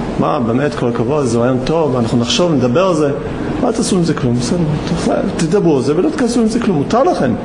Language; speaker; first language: Hebrew; non-native, fluent; English